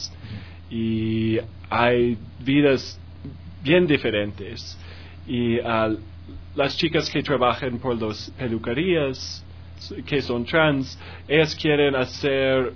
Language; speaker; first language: Spanish; non-native, learner; English